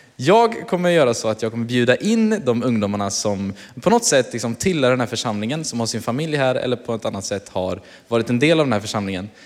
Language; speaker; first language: Swedish; native; Swedish